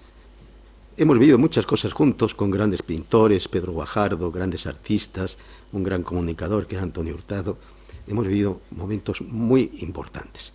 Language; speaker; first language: Spanish; native; Spanish